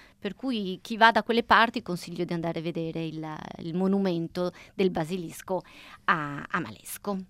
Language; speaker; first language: Italian; native; Italian